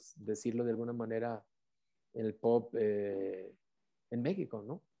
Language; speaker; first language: Spanish; native; Spanish